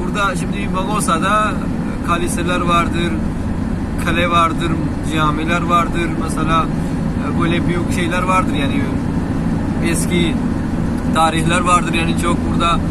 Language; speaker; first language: Turkish; non-native, learner; Urdu